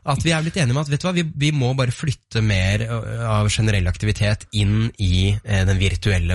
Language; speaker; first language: Norwegian; native; Norwegian